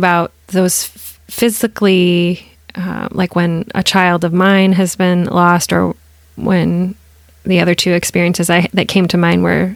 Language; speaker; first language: English; native; English